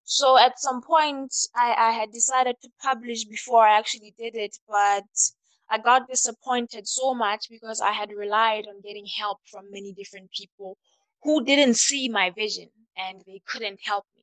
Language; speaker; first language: English; non-native, local second language; Southern Sotho